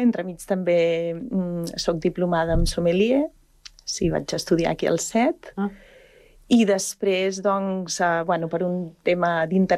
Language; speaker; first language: Catalan; native; Catalan